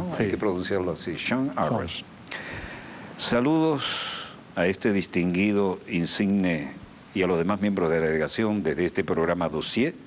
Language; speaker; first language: Spanish; native; Spanish